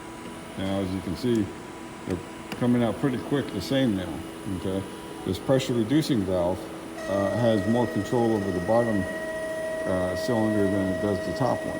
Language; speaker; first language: English; native; English